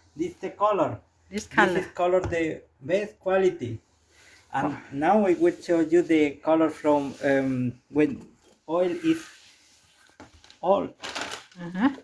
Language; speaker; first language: English; non-native, learner; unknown